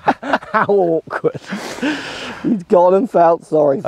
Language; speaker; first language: English; native; English